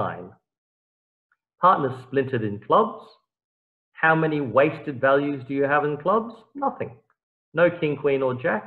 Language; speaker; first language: English; native; English